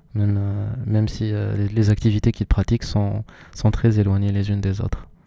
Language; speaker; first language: French; non-native, local second language; Arabic